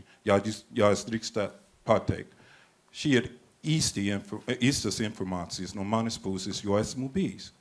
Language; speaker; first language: Latvian; non-native, fluent; English